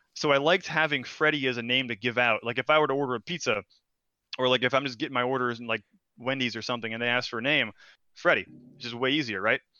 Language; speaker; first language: English; non-native, fluent; Portuguese